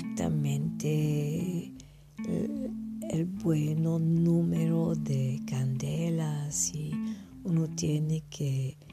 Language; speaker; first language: Spanish; non-native, fluent; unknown